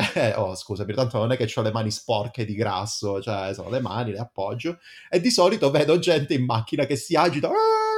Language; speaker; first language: Italian; native; Italian